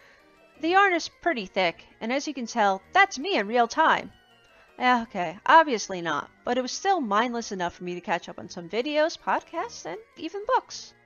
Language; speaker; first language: English; native; English